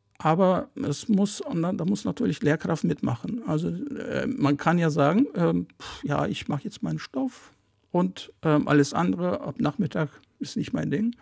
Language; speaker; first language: German; early bilingual, other home language; Turkish